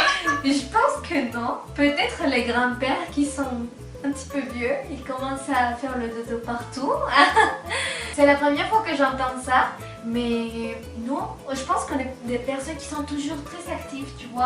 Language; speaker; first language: French; non-native, fluent; Spanish